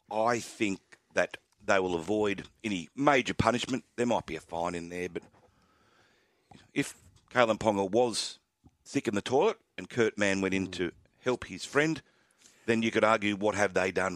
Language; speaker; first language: English; native; English